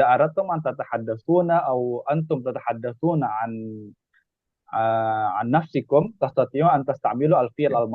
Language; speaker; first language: Arabic; non-native, fluent; Indonesian